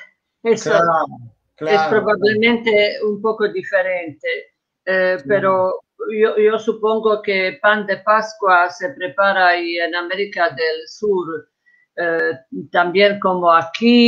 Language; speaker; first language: Spanish; non-native, fluent; Croatian